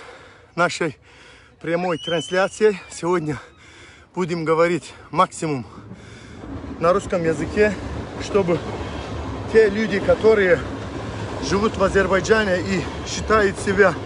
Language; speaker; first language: Russian; non-native, local second language; Azerbaijani